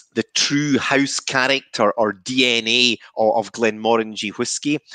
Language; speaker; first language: English; native; English